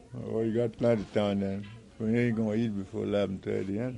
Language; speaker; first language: English; early bilingual, other home language; French